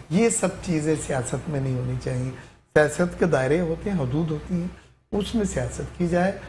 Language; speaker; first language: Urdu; native; Urdu